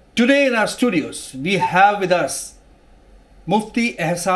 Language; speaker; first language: English; non-native, local second language; Urdu